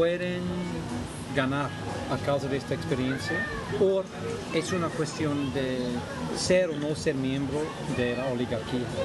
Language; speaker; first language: Spanish; non-native, fluent; English